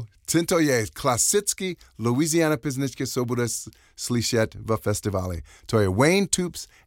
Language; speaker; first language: Czech; non-native, learner; English